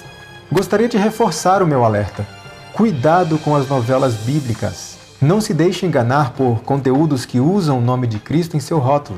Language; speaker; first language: Portuguese; native; Portuguese